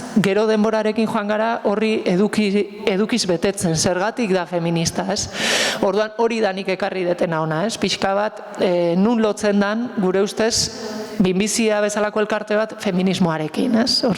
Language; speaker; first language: Basque; native; Basque